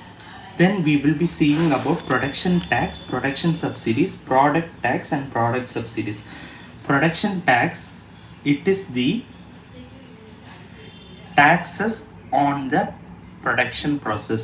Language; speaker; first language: English; non-native, local second language; Tamil